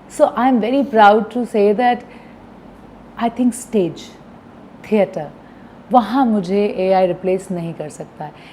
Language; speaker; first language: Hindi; non-native, local second language; Bhojpuri